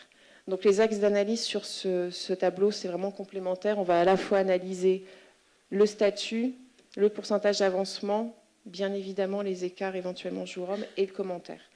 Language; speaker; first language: French; native; French